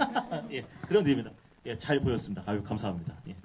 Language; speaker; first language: Korean; native; Korean